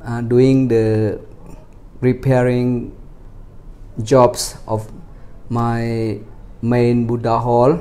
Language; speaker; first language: English; non-native, fluent; Khmer